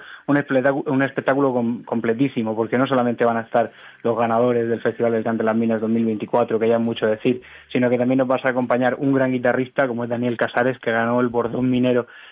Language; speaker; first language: Spanish; native; Spanish